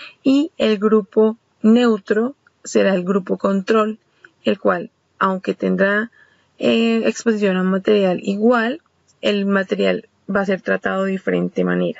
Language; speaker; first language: Spanish; native; Spanish